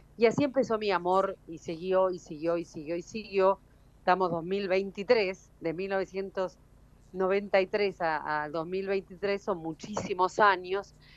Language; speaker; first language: Spanish; native; Spanish